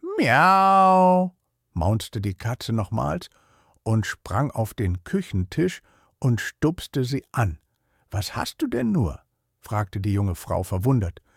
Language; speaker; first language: German; native; German